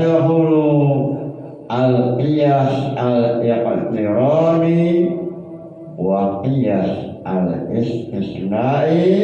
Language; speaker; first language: Arabic; non-native, fluent; Javanese